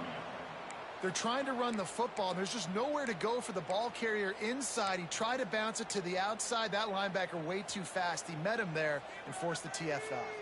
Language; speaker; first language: English; native; English